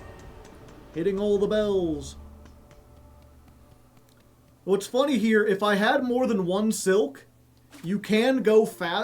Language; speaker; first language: English; native; English